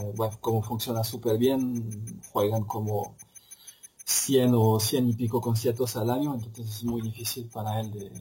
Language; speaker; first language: Spanish; non-native, fluent; French